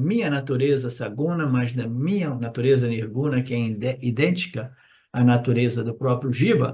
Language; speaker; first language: Portuguese; native; Portuguese